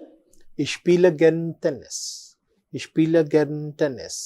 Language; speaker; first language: German; non-native, fluent; Telugu